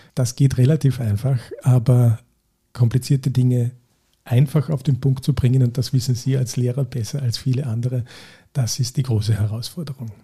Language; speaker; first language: German; native; German